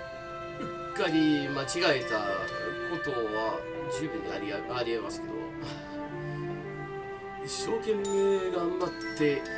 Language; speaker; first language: Japanese; non-native, fluent; English